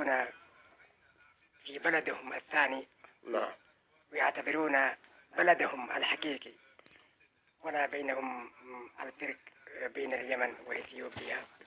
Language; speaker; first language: Arabic; non-native, fluent; Oromo